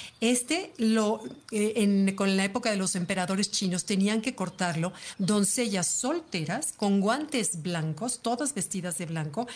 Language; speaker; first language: Spanish; native; Spanish